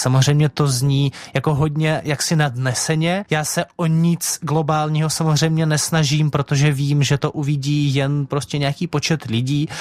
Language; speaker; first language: Czech; non-native, fluent; Russian